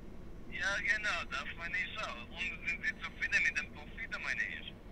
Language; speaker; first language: German; non-native, learner; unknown